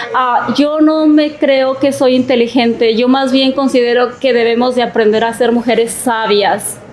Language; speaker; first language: Spanish; native; Spanish